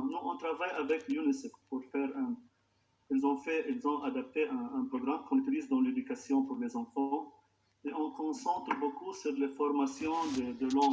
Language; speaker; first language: French; non-native, local second language; Arabic